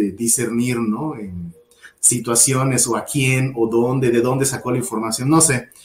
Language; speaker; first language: Spanish; native; Spanish